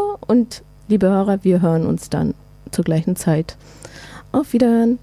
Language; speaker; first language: German; native; German